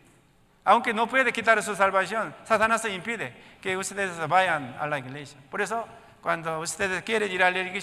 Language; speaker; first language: Spanish; non-native, learner; Korean